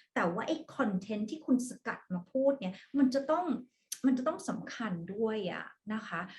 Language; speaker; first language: Thai; early bilingual, other home language; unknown